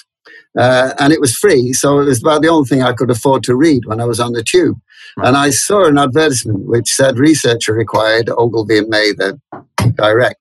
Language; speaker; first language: English; native; English